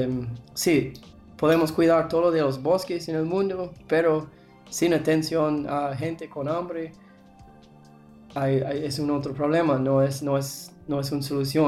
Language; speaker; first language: Spanish; non-native, learner; English